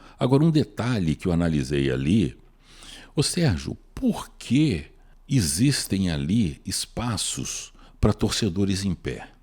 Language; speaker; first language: Portuguese; native; Portuguese